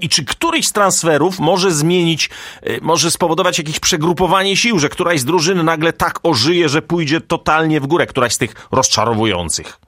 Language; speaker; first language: Polish; native; Polish